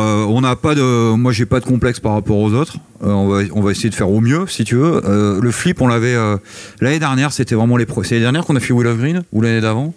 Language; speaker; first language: French; native; French